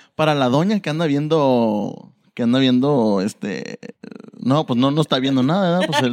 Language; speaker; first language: Spanish; early bilingual, heritage; Spanish